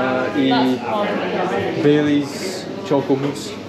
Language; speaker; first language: Spanish; non-native, learner; English